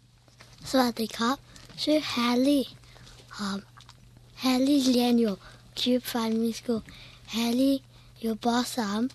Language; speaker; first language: Thai; early bilingual, heritage; Thai